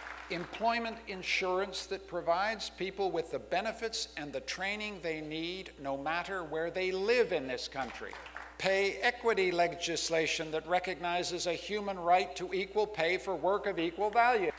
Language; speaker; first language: English; native; English